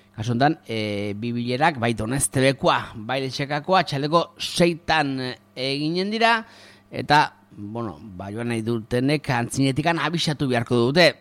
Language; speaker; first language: Basque; native; Basque